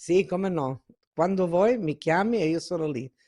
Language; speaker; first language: Italian; early bilingual, heritage; Italian